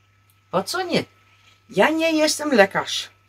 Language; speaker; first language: Polish; non-native, learner; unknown